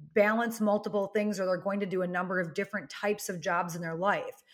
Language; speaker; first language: English; native; English